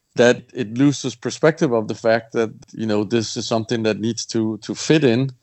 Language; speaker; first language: English; non-native, fluent; Danish